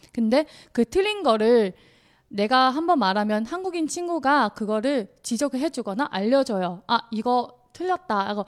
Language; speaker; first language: Korean; non-native, fluent; Chinese